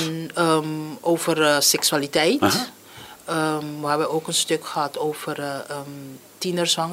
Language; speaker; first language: Dutch; non-native, local second language; Papiamento